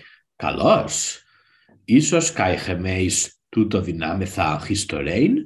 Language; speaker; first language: Greek; non-native, learner; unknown